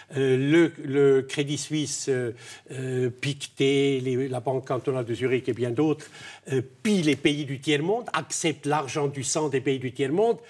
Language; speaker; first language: French; non-native, local second language; German